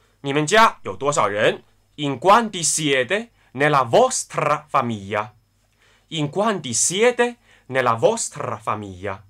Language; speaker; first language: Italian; non-native, fluent; Chinese